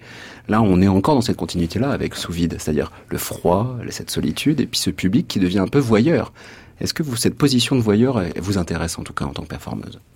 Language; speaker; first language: French; native; French